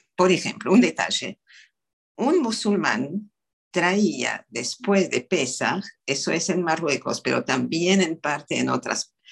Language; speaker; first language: Spanish; non-native, fluent; French